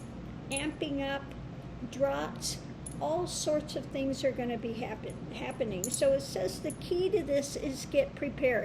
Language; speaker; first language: English; native; English